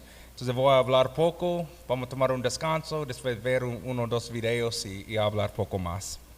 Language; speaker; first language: Spanish; non-native, fluent; English